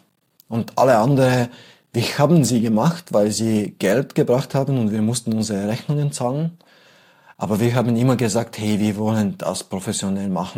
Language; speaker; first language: German; non-native, fluent; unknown